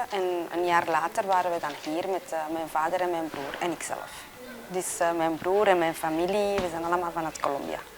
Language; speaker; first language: Dutch; early bilingual, other home language; Spanish